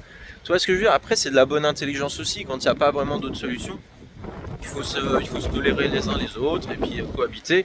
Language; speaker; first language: French; native; French